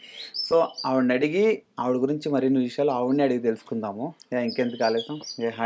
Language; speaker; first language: Telugu; native; Telugu